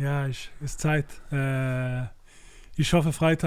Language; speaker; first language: German; non-native, learner; Bosnian